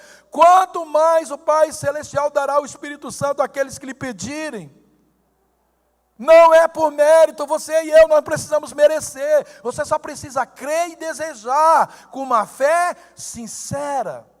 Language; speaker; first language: Portuguese; native; Portuguese